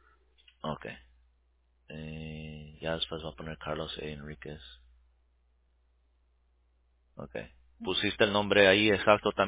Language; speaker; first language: Spanish; early bilingual, heritage; English